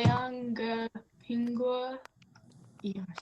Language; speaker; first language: Chinese; non-native, learner; English